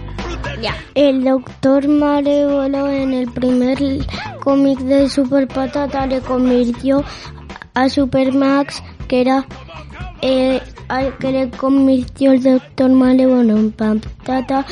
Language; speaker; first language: Spanish; native; Spanish